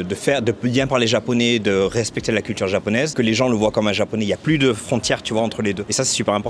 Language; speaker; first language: French; native; French